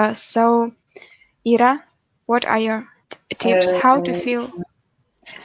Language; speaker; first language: English; non-native, fluent; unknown